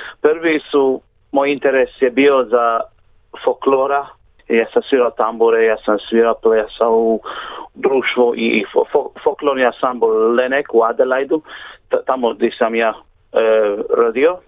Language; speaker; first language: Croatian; early bilingual, heritage; Croatian